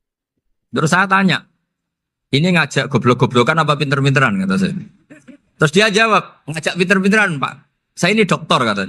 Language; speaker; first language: Indonesian; non-native, local second language; Javanese